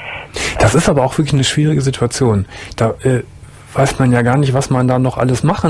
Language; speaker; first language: German; native; German